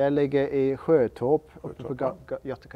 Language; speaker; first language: Swedish; non-native, learner; English